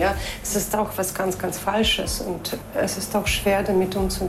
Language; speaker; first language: German; non-native, fluent; Russian